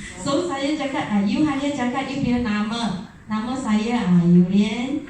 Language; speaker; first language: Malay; non-native, local second language; Chinese